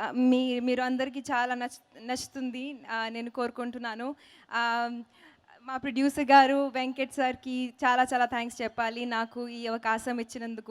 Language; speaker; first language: Telugu; non-native, local second language; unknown